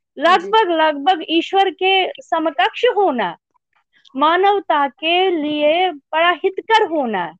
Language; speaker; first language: Hindi; non-native, local second language; Kashmiri